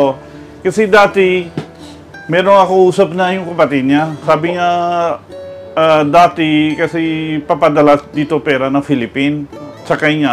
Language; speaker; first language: Filipino; non-native, learner; Punjabi